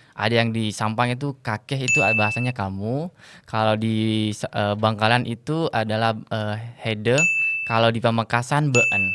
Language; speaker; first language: Indonesian; non-native, local second language; Madurese